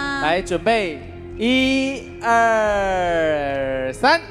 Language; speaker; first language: Chinese; native; Chinese